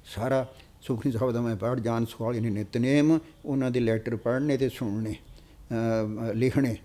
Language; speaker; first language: Punjabi; native; Punjabi